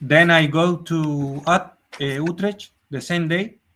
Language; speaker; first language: English; non-native, learner; Spanish